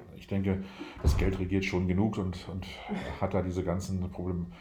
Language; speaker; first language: German; native; German